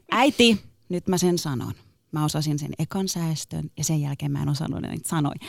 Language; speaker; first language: Finnish; early bilingual, other home language; Turkish